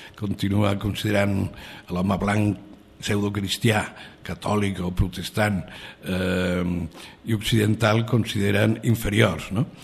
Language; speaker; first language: Catalan; non-native, local second language; Spanish